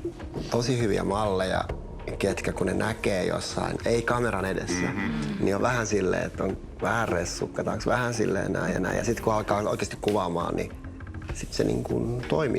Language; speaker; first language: Finnish; native; Finnish